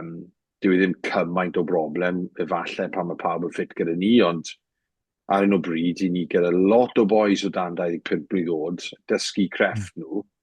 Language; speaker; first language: Welsh; native; Welsh